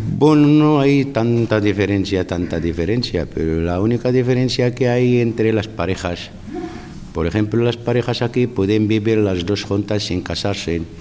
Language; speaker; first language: Spanish; non-native, fluent; Arabic